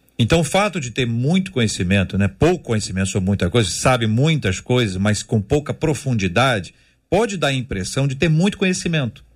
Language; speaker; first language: Portuguese; native; Portuguese